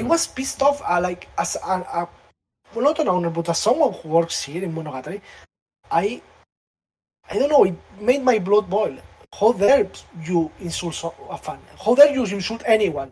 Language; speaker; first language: English; non-native, fluent; Catalan